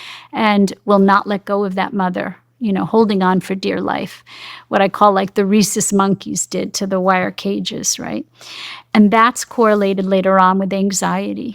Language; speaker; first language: English; native; English